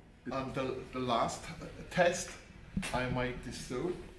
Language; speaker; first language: English; non-native, learner; German